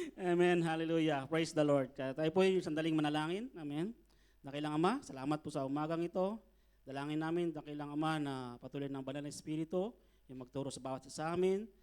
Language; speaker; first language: Filipino; native; Filipino